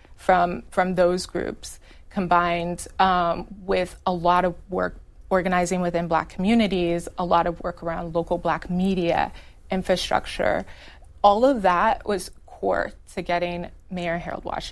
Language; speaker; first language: English; native; English